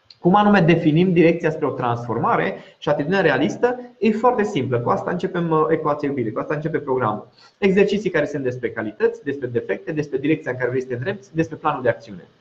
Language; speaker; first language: Romanian; non-native, local second language; Hungarian